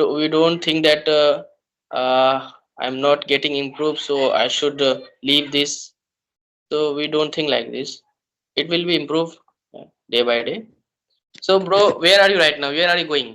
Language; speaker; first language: English; non-native, learner; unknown